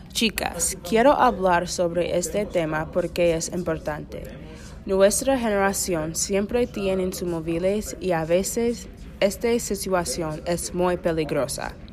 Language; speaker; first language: Spanish; non-native, learner; English